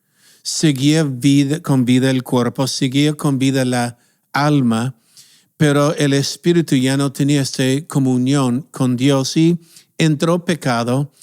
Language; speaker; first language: Spanish; non-native, fluent; English